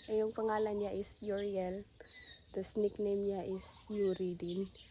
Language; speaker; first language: English; non-native, local second language; Cebuano